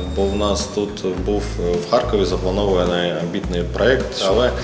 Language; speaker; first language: Ukrainian; native; Ukrainian